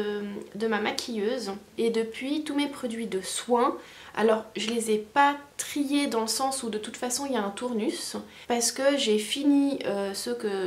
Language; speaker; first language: French; native; French